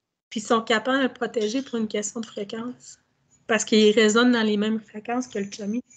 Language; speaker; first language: French; native; French